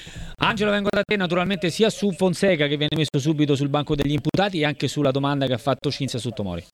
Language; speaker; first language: Italian; native; Italian